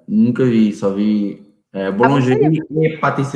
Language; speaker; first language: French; non-native, learner; Portuguese